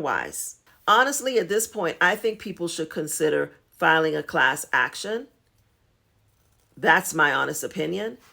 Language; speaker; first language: English; native; English